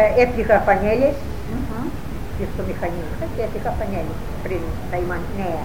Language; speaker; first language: Greek; native; Greek